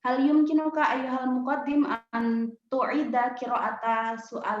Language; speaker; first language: Arabic; non-native, fluent; Indonesian